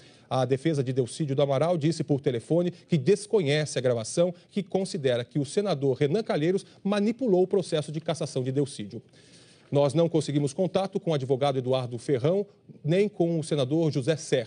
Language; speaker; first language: Portuguese; native; Portuguese